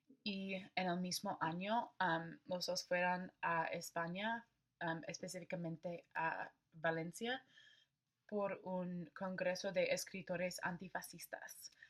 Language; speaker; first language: Spanish; non-native, learner; English